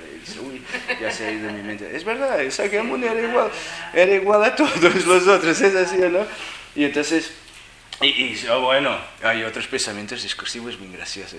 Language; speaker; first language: Spanish; non-native, fluent; Portuguese